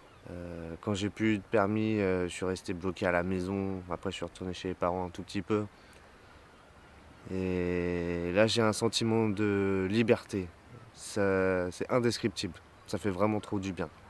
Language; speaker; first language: French; native; French